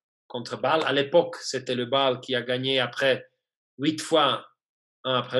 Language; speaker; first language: French; non-native, fluent; German